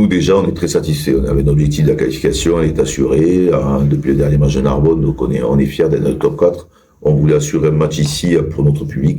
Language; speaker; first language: French; native; French